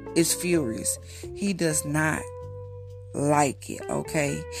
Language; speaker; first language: English; native; English